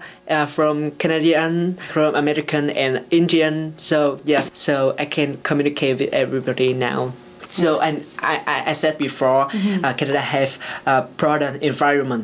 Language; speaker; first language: English; non-native, learner; Vietnamese